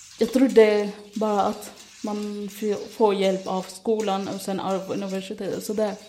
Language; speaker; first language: Swedish; non-native, fluent; Arabic